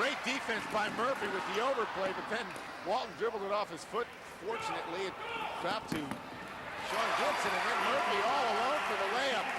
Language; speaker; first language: English; native; English